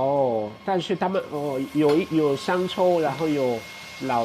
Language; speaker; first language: Chinese; non-native, fluent; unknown